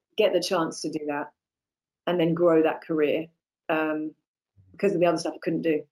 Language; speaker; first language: English; native; English